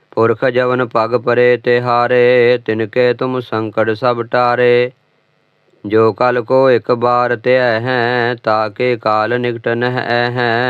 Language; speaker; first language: Hindi; non-native, local second language; Punjabi